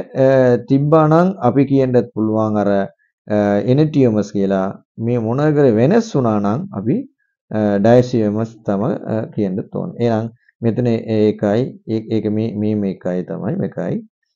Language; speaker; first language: Sinhala; non-native, local second language; Tamil